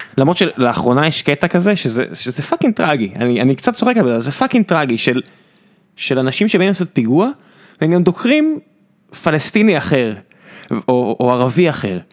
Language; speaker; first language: Hebrew; native; Hebrew